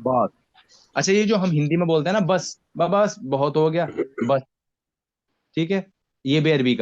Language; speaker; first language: Hindi; native; Hindi